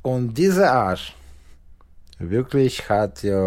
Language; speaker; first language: German; non-native, learner; Russian